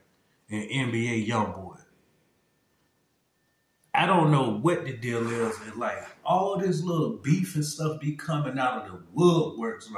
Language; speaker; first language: English; native; English